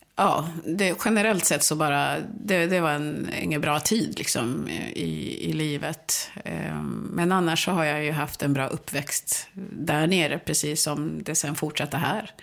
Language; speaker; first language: Swedish; early bilingual, other home language; Swahili